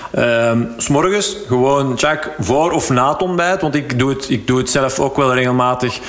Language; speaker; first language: Dutch; native; Dutch